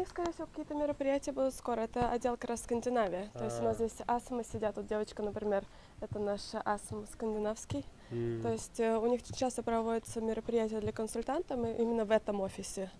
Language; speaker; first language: Russian; native; Russian